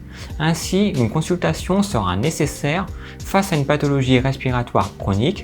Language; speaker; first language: French; native; French